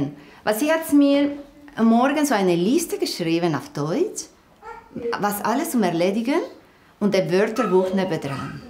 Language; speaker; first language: German; non-native, fluent; Spanish